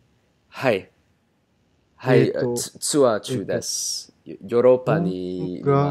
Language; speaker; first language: Japanese; non-native, learner; English